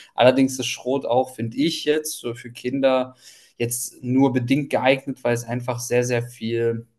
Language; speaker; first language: German; early bilingual, other home language; Ukrainian